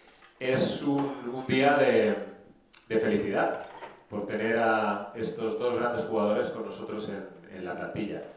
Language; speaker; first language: Spanish; native; Spanish